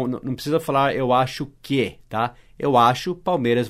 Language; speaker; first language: Portuguese; non-native, fluent; English